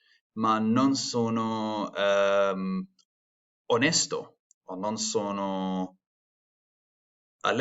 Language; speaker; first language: Italian; non-native, fluent; English